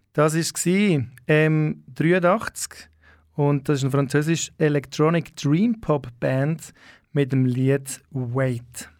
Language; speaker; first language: German; native; German